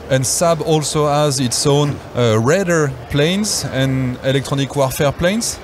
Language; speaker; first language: English; non-native, fluent; French